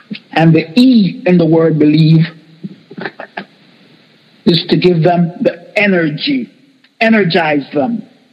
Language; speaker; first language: English; non-native, fluent; Spanish